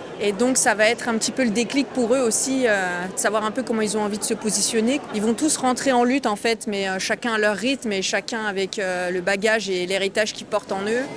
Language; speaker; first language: French; native; French